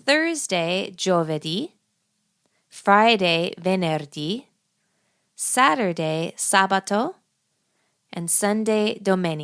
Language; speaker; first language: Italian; non-native, learner; English